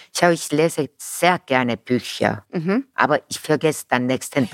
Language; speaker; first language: German; non-native, fluent; Korean